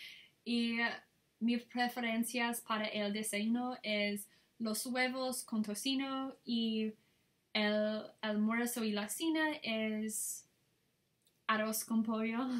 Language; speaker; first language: Spanish; non-native, learner; English